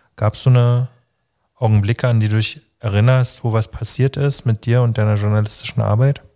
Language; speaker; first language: German; native; German